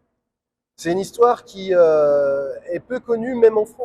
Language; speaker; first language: French; native; French